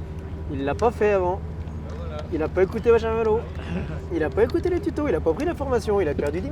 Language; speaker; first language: French; native; French